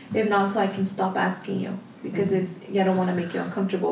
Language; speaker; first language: English; early bilingual, other home language; Spanish